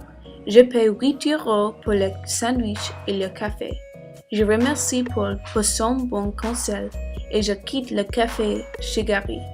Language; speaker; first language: French; non-native, learner; English